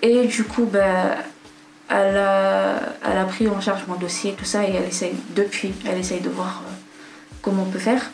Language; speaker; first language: French; non-native, local second language; Arabic